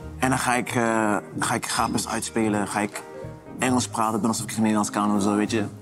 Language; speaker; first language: Dutch; non-native, fluent; Yoruba